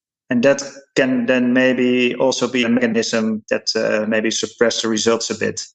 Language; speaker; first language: English; non-native, fluent; Dutch